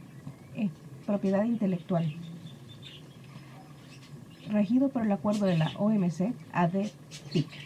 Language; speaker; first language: Spanish; native; Spanish